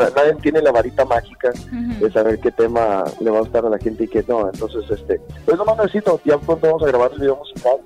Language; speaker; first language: Spanish; early bilingual, heritage; Spanish